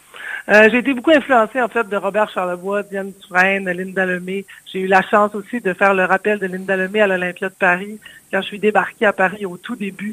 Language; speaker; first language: French; native; French